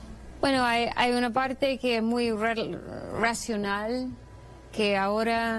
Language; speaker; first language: Spanish; non-native, fluent; English